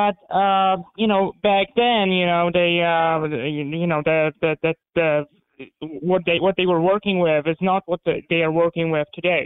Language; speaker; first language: English; non-native, fluent; Polish